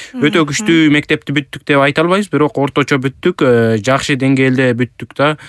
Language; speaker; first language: Kyrgyz; early bilingual, heritage; Kyrgyz